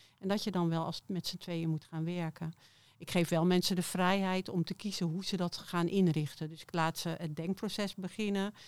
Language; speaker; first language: Dutch; native; Dutch